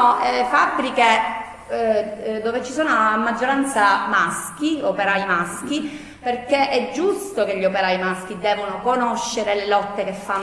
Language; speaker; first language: Italian; native; Italian